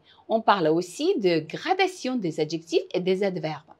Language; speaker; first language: French; non-native, fluent; Uzbek